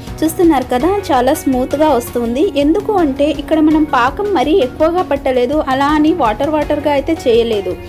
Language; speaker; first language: Telugu; non-native, local second language; Urdu